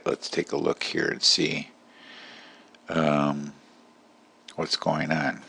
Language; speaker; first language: English; native; English